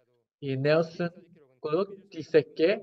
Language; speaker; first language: Spanish; non-native, fluent; Korean